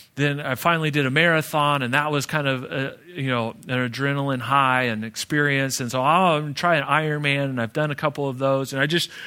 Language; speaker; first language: English; native; English